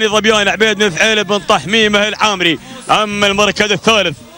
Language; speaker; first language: Arabic; native; Arabic